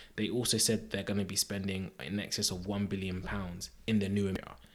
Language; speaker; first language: English; native; English